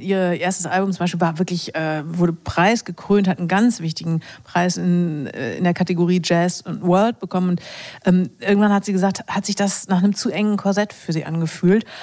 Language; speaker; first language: German; native; German